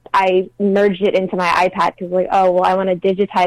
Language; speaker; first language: English; native; English